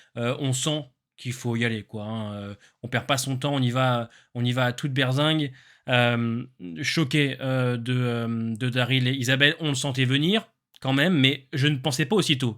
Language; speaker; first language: French; native; French